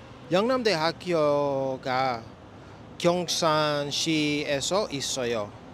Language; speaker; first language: Korean; non-native, learner; English